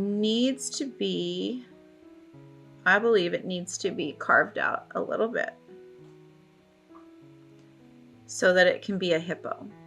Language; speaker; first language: English; native; English